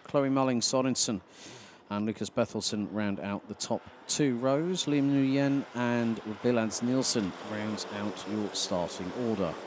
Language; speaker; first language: English; non-native, fluent; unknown